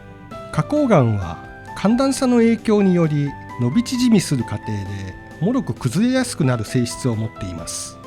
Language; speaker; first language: Japanese; native; Japanese